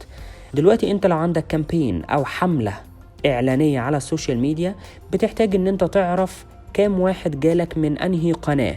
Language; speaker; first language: Arabic; native; Arabic